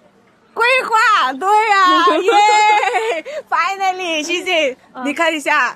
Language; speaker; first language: Chinese; non-native, learner; Spanish